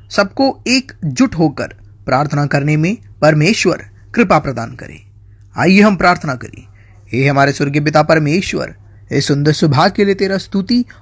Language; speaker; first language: Hindi; non-native, local second language; Malayalam